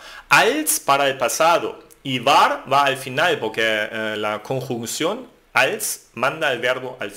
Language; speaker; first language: Spanish; non-native, fluent; German